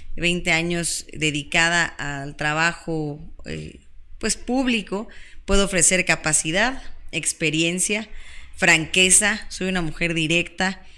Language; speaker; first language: Spanish; native; Spanish